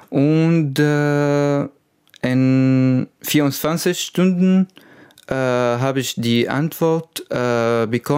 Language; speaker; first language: German; non-native, learner; Arabic